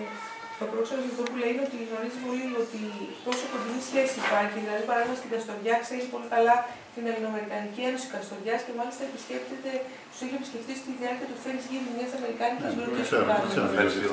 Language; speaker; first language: Greek; native; Greek